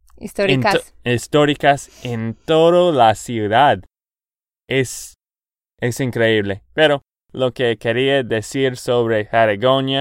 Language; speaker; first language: Spanish; non-native, fluent; English